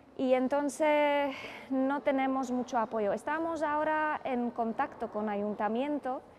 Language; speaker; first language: Spanish; non-native, fluent; Czech